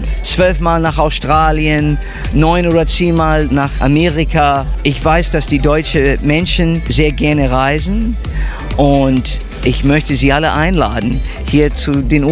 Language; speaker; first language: German; early bilingual, heritage; English